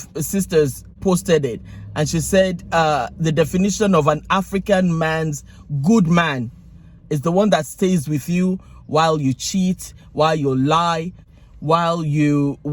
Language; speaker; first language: English; non-native, local second language; Yoruba